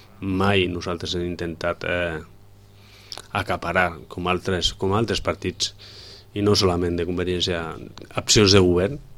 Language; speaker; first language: Catalan; non-native, local second language; Spanish